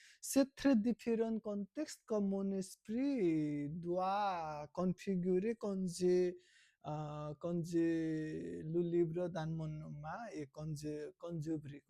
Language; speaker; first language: French; non-native, learner; Nepali